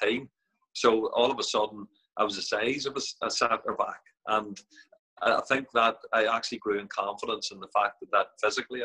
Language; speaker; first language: English; native; English